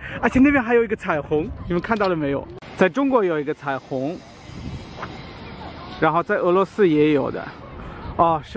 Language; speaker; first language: Chinese; non-native, fluent; German